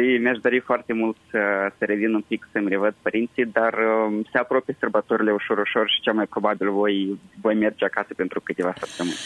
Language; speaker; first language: Romanian; native; Romanian